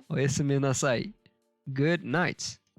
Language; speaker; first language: Japanese; non-native, learner; Turkish